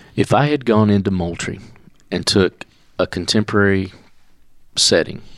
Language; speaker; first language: English; native; English